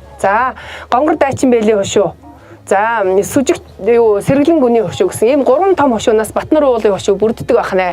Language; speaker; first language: Mongolian; native; Mongolian